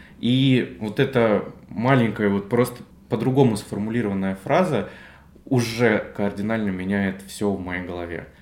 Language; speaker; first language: Russian; native; Russian